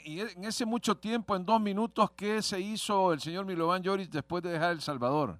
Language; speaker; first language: Spanish; native; Spanish